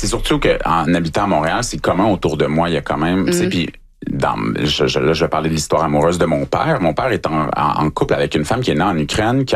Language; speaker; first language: French; native; French